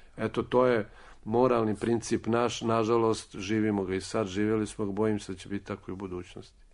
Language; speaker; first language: Serbian; native; Serbian